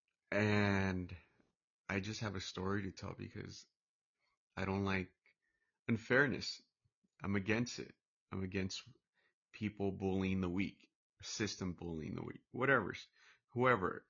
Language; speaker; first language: English; early bilingual, other home language; Spanish